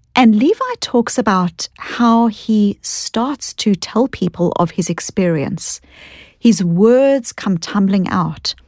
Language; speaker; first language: English; native; English